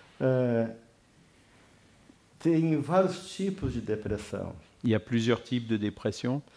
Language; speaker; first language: French; non-native, learner; Portuguese